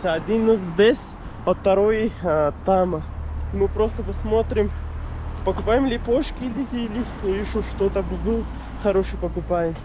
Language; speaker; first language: Russian; non-native, learner; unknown